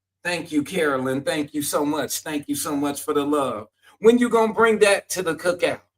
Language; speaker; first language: English; native; English